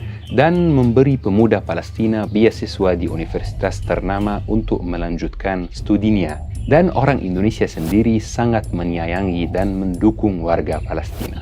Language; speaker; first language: Indonesian; non-native, fluent; Arabic